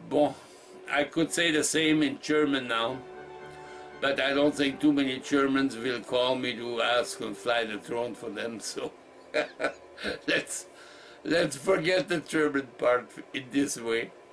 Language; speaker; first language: English; non-native, fluent; German